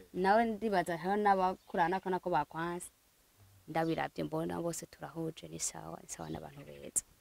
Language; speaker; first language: Rundi; native; Rundi